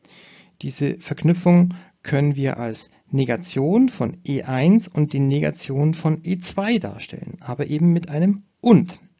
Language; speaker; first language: German; native; German